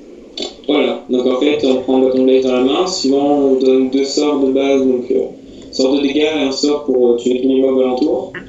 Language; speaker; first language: French; native; French